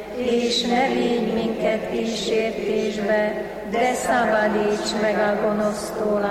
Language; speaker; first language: Hungarian; native; Hungarian